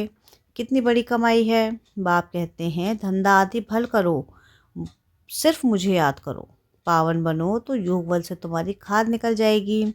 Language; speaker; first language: Hindi; native; Hindi